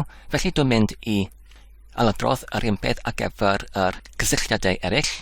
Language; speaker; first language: Welsh; non-native, learner; English